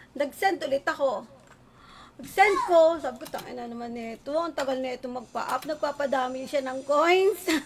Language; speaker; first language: Filipino; native; Filipino